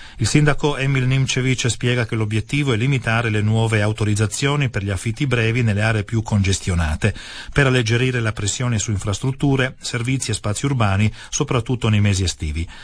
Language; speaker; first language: Italian; native; Italian